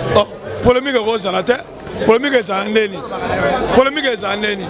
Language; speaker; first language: Lingala; native; Lingala